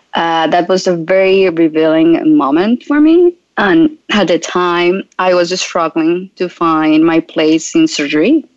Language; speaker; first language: English; non-native, fluent; Spanish